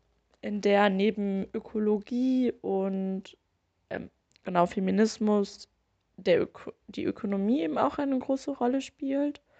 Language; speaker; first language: German; native; German